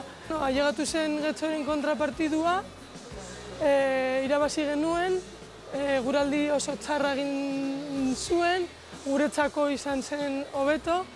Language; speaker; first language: Basque; non-native, local second language; Spanish